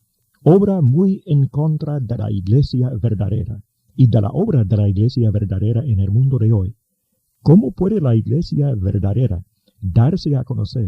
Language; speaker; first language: Spanish; native; Spanish